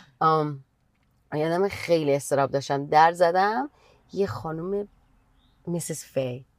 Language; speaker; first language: Persian; native; Persian